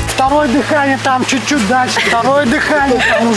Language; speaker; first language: Russian; native; Russian